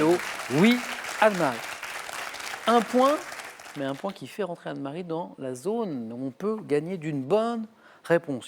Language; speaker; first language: French; native; French